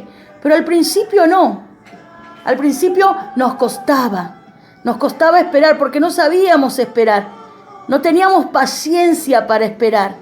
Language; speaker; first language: Spanish; native; Spanish